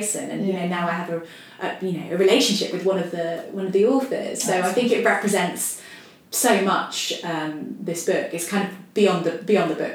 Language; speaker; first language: English; native; English